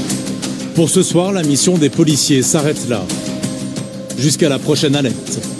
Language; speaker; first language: French; native; French